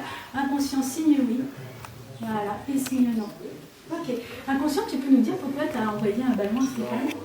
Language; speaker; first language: French; native; French